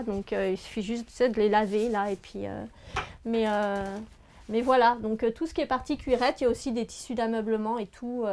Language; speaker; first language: French; native; French